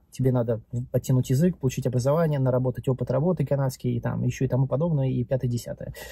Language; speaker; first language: Russian; native; Russian